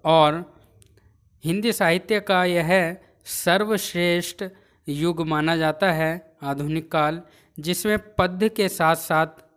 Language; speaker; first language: Hindi; native; Hindi